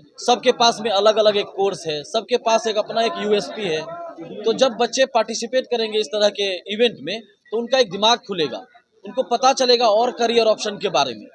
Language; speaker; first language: Hindi; native; Hindi